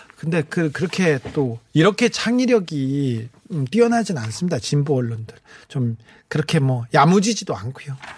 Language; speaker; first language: Korean; native; Korean